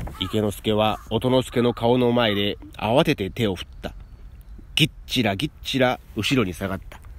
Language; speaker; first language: Japanese; native; Japanese